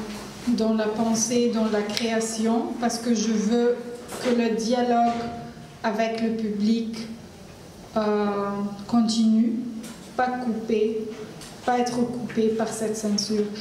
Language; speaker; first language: French; non-native, learner; Arabic